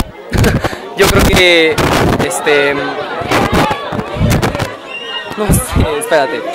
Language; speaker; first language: Spanish; native; Spanish